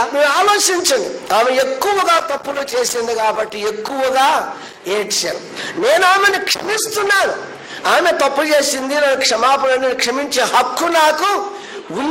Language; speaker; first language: Telugu; native; Telugu